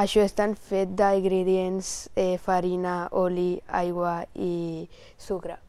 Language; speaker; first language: Catalan; early bilingual, other home language; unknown